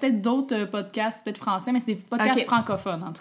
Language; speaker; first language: French; native; French